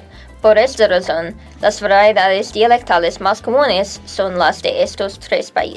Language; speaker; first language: Spanish; non-native, learner; English